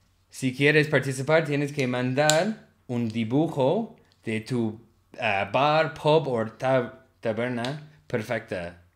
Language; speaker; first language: Spanish; non-native, learner; English